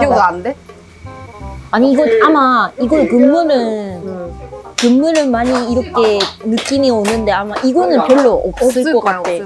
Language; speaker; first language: Korean; non-native, fluent; Japanese